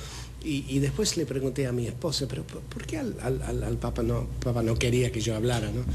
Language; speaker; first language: Spanish; non-native, fluent; English